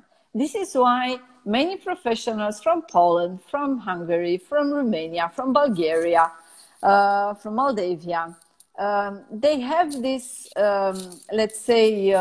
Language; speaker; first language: English; non-native, fluent; Romanian